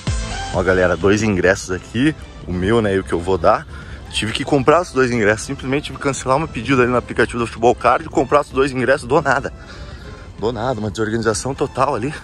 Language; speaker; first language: Portuguese; native; Portuguese